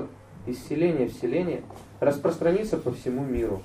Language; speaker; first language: Russian; native; Russian